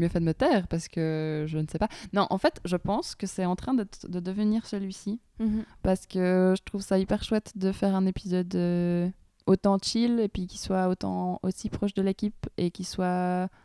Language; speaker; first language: French; native; French